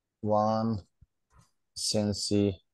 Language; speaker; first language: German; non-native, fluent; Hindi